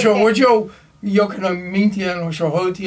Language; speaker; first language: Chinese; non-native, learner; English